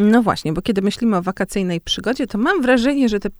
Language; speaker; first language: Polish; native; Polish